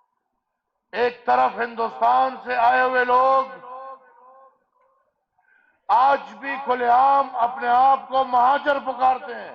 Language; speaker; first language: Urdu; non-native, local second language; Pashto